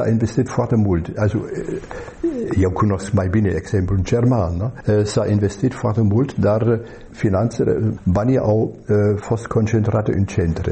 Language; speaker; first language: Romanian; non-native, fluent; German